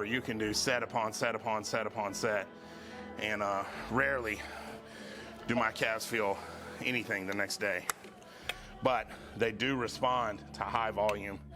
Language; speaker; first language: English; native; English